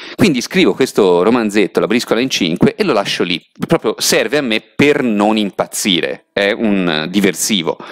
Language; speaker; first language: Italian; native; Italian